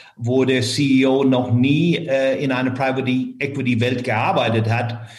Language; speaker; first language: German; non-native, fluent; English